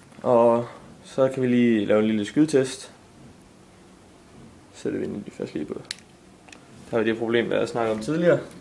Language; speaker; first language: Danish; native; Danish